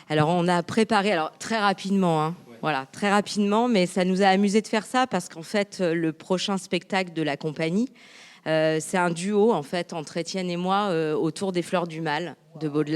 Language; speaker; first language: French; native; French